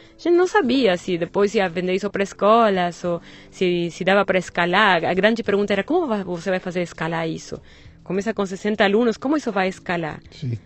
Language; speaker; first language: Portuguese; non-native, fluent; Spanish